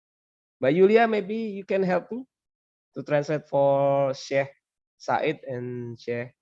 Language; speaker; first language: English; non-native, learner; Indonesian